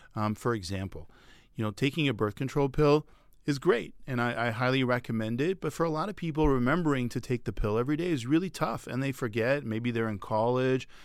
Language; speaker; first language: English; early bilingual, other home language; French